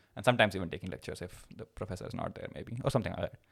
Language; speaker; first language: English; non-native, local second language; Hindi